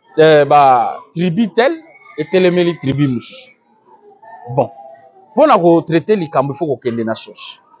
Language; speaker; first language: Lingala; non-native, local second language; Kituba (Democratic Republic of Congo)